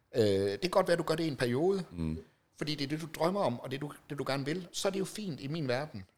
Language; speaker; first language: Danish; native; Danish